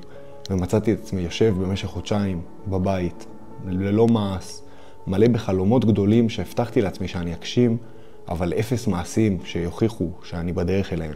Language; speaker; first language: Hebrew; native; Hebrew